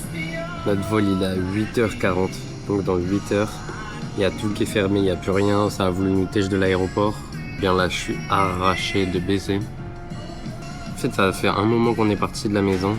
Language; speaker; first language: French; native; French